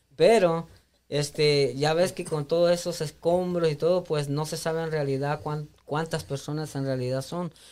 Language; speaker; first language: Spanish; native; Spanish